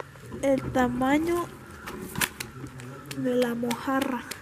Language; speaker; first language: Spanish; early bilingual, heritage; Spanish